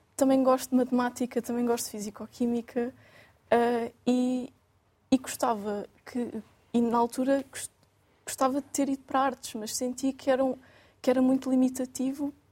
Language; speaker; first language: Portuguese; native; Portuguese